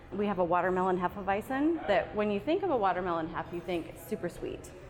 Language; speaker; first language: English; native; English